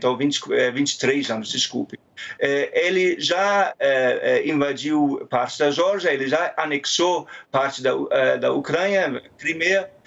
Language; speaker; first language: Portuguese; non-native, fluent; German